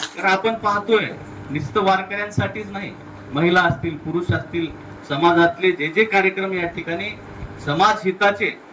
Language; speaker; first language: Marathi; native; Marathi